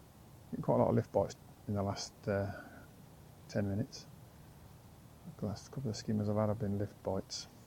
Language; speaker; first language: English; native; English